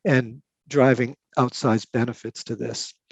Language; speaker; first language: English; native; English